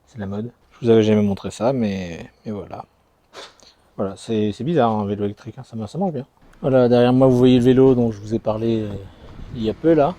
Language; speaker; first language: French; native; French